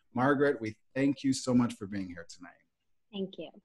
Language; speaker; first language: English; native; English